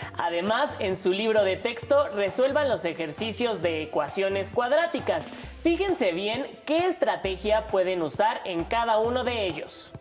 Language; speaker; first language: Spanish; native; Spanish